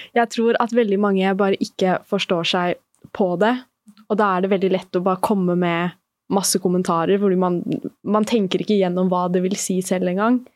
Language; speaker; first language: Norwegian; early bilingual, other home language; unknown